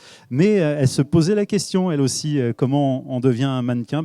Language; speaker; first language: French; native; French